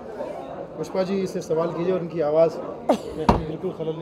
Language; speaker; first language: Hindi; native; Hindi